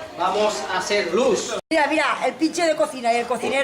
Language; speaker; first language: Spanish; non-native, learner; Polish